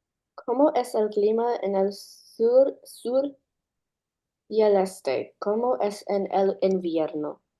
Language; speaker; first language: Spanish; non-native, learner; English